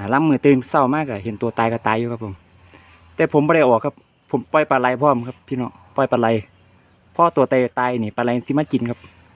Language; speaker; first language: Thai; native; Thai